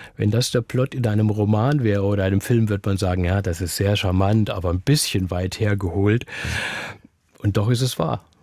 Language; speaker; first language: German; native; German